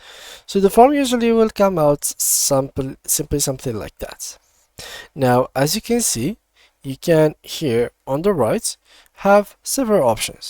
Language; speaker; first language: English; non-native, fluent; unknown